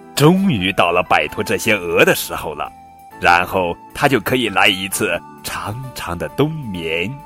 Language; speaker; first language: Chinese; native; Chinese